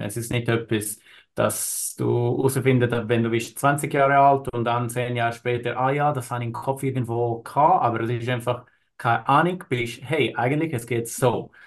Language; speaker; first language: German; non-native, learner; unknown